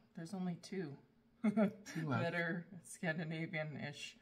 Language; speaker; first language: English; native; English